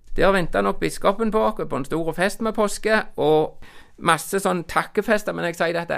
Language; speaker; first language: Norwegian; native; Norwegian